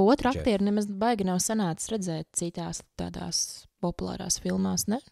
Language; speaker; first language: Latvian; native; Latvian